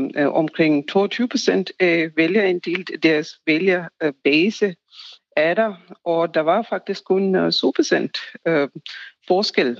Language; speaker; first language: Danish; non-native, fluent; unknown